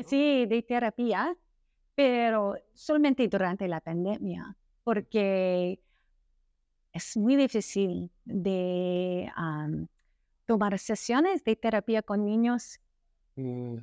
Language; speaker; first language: Spanish; non-native, learner; English